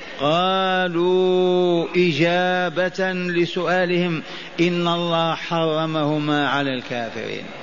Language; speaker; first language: Arabic; native; Arabic